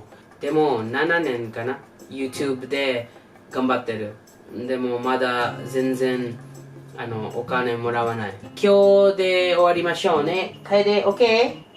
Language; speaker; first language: Japanese; non-native, learner; English